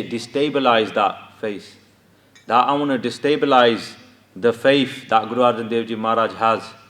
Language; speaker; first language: English; early bilingual, other home language; Punjabi